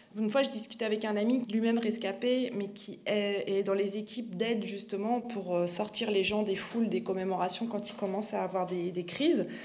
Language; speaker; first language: French; native; French